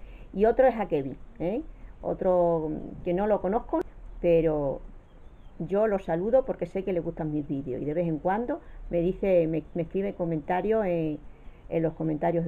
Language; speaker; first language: Spanish; native; Spanish